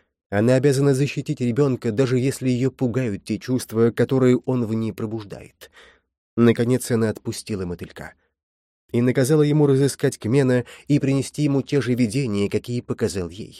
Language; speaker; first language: Russian; native; Russian